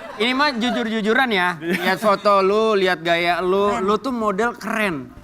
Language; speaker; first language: Indonesian; native; Indonesian